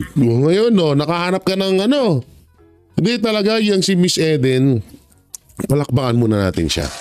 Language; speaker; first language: Filipino; non-native, local second language; Cebuano